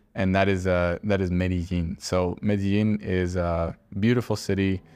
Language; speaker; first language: English; native; English